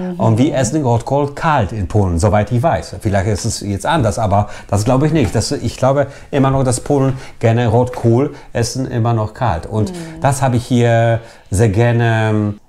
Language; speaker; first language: German; non-native, fluent; Polish